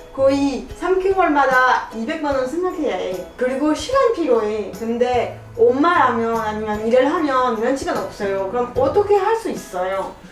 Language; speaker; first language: Korean; non-native, learner; French